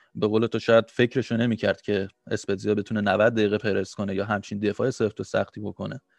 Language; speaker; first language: Persian; native; Persian